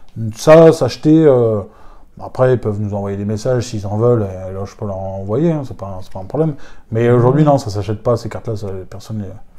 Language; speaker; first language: French; native; French